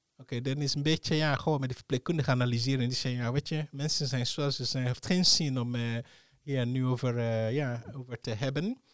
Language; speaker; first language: Dutch; non-native, fluent; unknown